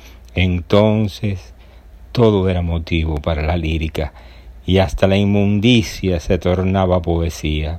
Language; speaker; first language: Spanish; native; Spanish